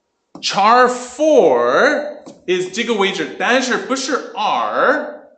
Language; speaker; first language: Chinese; non-native, learner; English